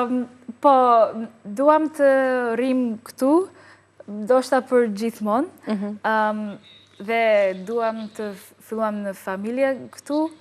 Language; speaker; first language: Albanian; non-native, learner; English